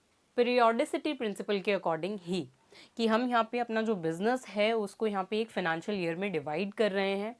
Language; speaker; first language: Hindi; native; Hindi